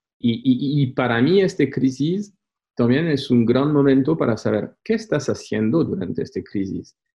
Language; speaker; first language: Spanish; non-native, fluent; French